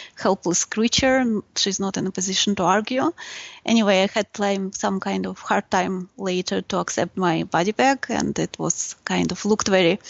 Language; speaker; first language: English; non-native, fluent; Russian